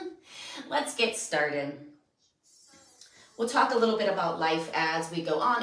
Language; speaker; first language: English; native; English